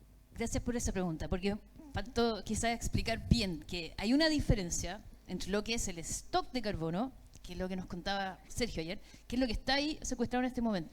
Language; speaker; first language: Spanish; native; Spanish